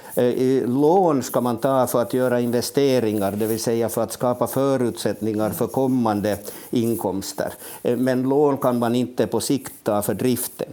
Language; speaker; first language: Swedish; native; Swedish